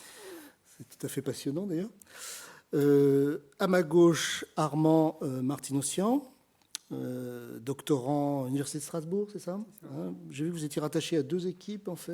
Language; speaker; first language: French; native; French